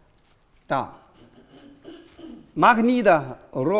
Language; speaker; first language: Russian; non-native, learner; Chinese